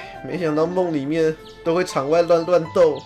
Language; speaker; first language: Chinese; native; Chinese